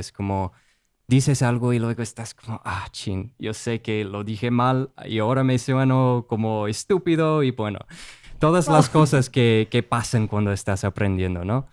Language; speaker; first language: Spanish; non-native, fluent; English